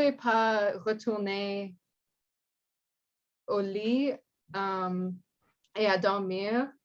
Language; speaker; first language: French; non-native, learner; English